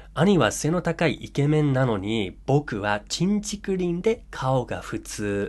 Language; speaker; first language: Japanese; non-native, fluent; English